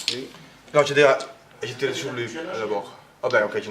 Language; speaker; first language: French; non-native, learner; Italian